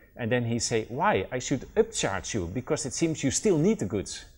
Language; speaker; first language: English; non-native, fluent; Dutch